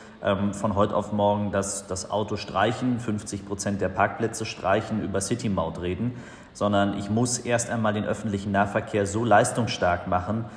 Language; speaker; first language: German; native; German